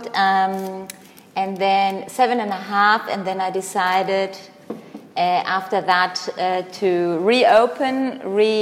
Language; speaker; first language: English; non-native, fluent; Greek